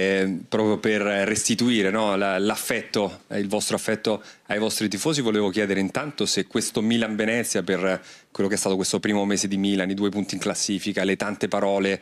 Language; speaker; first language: Italian; native; Italian